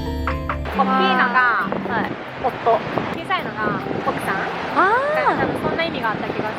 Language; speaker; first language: Japanese; native; Japanese